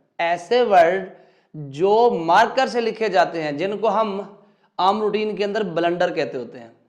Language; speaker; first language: Urdu; non-native, local second language; Punjabi